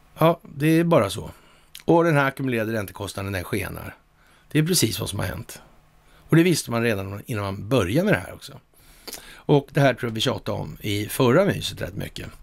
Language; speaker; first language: Swedish; native; Swedish